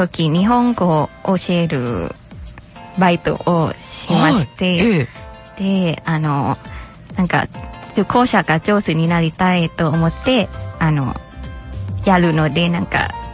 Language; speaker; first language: Japanese; non-native, fluent; Thai